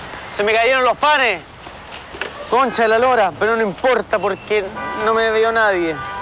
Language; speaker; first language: Spanish; native; Spanish